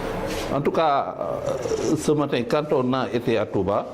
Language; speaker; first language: French; non-native, local second language; Wolof